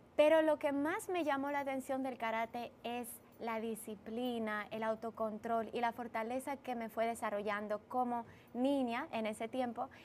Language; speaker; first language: Spanish; early bilingual, other home language; Bulgarian